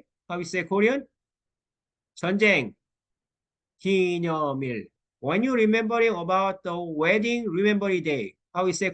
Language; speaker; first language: English; non-native, learner; Korean